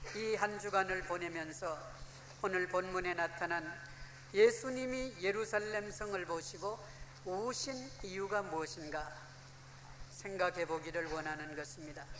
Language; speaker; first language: Korean; native; Korean